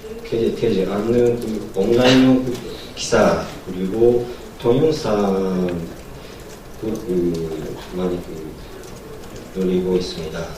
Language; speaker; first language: Korean; non-native, learner; Japanese